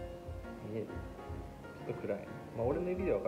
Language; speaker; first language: Japanese; native; Japanese